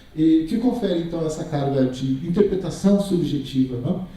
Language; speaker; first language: Portuguese; native; Portuguese